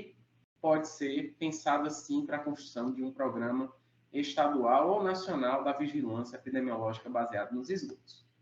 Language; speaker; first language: Portuguese; native; Portuguese